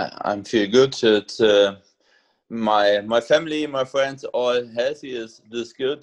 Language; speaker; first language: English; non-native, learner; German